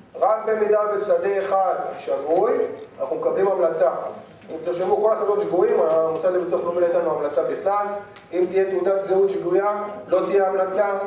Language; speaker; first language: Hebrew; native; Hebrew